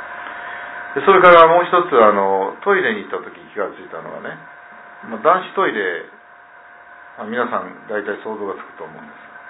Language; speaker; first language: Japanese; native; Japanese